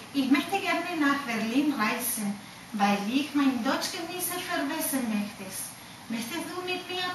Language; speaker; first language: German; non-native, learner; Spanish